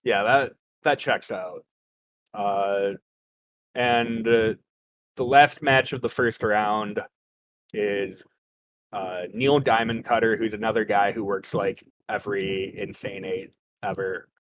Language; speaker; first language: English; native; English